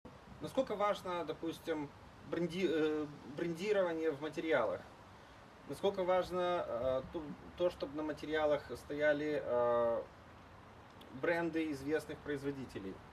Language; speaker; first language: Russian; native; Russian